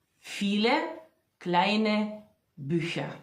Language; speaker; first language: German; non-native, fluent; Ukrainian